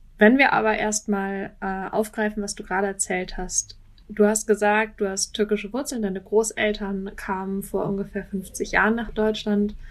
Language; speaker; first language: German; native; German